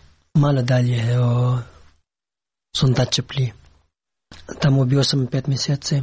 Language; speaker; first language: Serbian; non-native, learner; Pashto